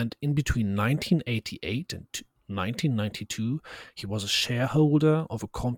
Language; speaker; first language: English; non-native, fluent; German